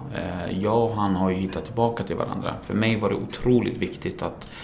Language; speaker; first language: Swedish; early bilingual, other home language; Kurdish